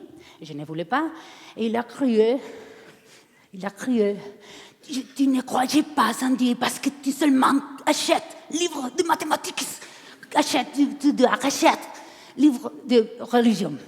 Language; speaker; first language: French; non-native, learner; Spanish